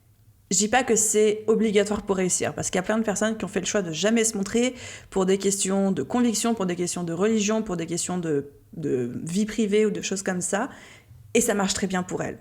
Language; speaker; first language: French; native; French